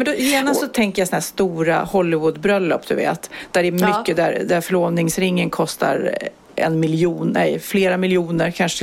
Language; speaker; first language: Swedish; native; Swedish